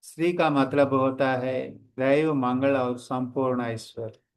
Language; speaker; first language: Hindi; non-native, local second language; Telugu